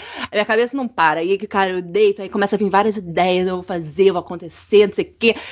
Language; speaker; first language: Portuguese; native; Portuguese